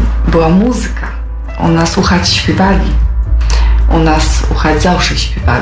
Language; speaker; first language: Polish; non-native, local second language; Belarusian